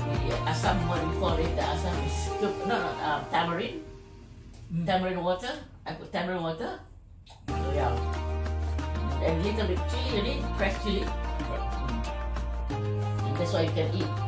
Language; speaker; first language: English; non-native, local second language; Malay